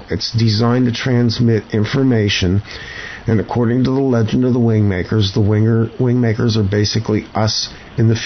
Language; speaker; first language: English; native; English